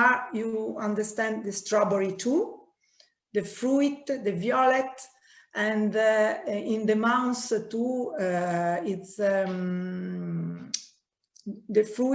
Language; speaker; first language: English; non-native, learner; Italian